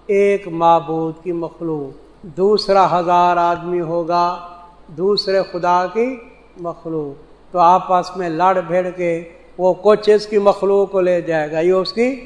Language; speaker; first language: Urdu; non-native, local second language; Saraiki